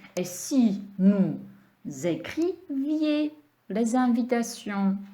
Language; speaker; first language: French; non-native, fluent; Czech